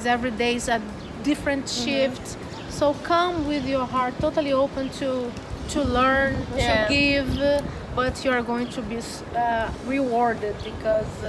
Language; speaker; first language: English; non-native, learner; Portuguese